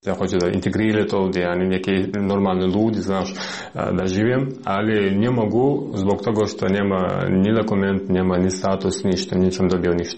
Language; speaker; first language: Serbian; non-native, learner; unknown